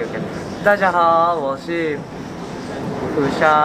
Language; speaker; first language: Chinese; non-native, learner; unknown